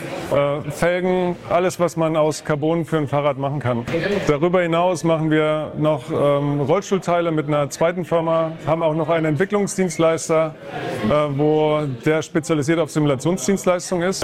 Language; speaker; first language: German; native; German